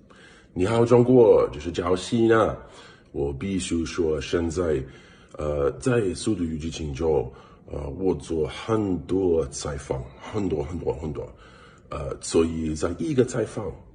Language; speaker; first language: Chinese; non-native, learner; English